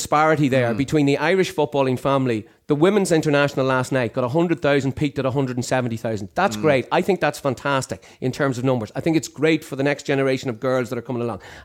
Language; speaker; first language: English; native; English